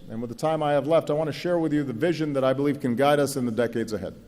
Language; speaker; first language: English; native; English